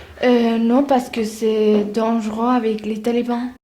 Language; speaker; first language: French; non-native, learner; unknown